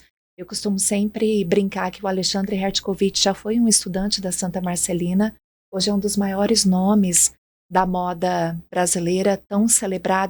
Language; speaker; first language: Portuguese; native; Portuguese